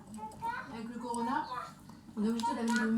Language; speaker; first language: French; native; French